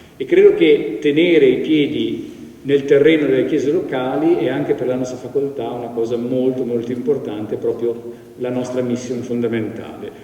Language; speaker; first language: Italian; native; Italian